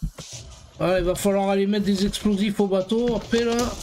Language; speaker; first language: French; native; French